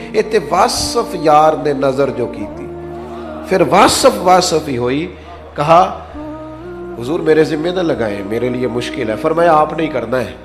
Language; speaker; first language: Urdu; non-native, local second language; Punjabi